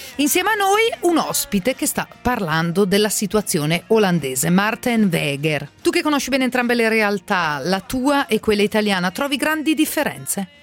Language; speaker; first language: Italian; native; Italian